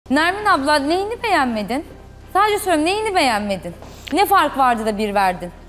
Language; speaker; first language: Turkish; native; Turkish